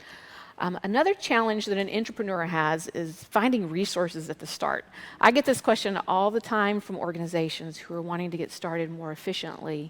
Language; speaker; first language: English; native; English